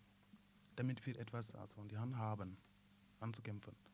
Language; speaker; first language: German; non-native, learner; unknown